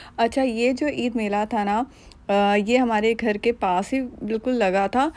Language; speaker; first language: Urdu; native; Urdu